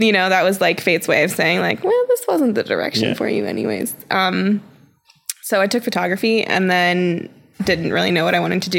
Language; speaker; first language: English; native; English